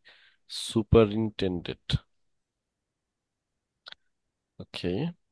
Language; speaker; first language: English; non-native, fluent; Bangla